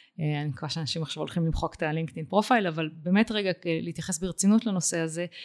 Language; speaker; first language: Hebrew; native; Hebrew